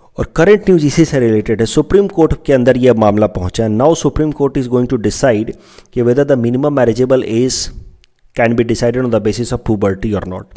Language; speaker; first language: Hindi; non-native, local second language; Assamese